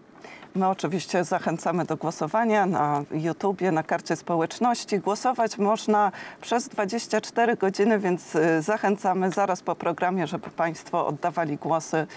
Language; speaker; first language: Polish; native; Polish